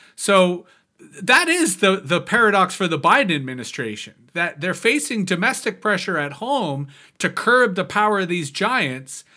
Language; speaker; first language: English; native; English